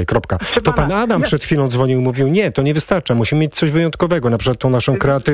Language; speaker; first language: Polish; native; Polish